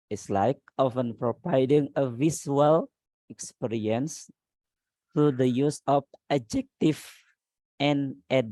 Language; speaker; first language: English; non-native, learner; Indonesian